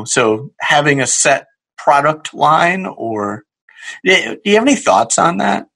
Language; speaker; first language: English; native; English